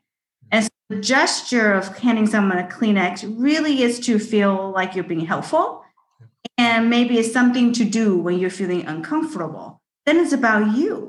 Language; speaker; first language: English; early bilingual, other home language; Chinese